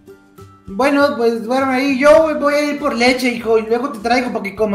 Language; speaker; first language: Spanish; native; Spanish